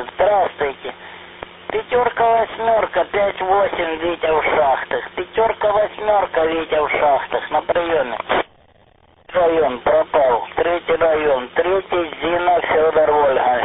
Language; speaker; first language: Russian; native; Russian